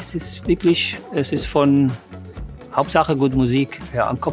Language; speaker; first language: German; non-native, fluent; English